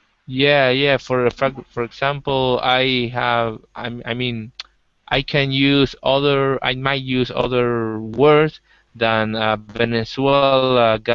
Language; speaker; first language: English; non-native, learner; Spanish